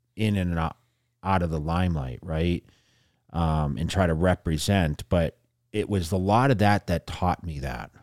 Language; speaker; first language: English; native; English